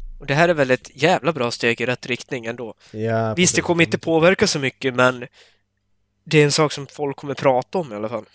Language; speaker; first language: Swedish; native; Swedish